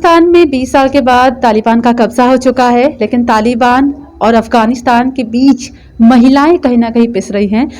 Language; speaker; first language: Hindi; native; Hindi